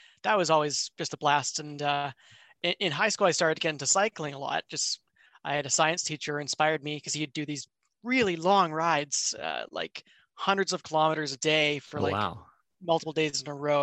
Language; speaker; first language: English; native; English